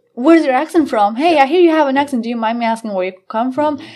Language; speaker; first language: English; non-native, fluent; Albanian